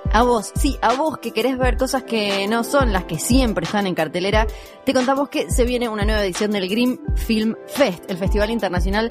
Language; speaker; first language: Spanish; native; Spanish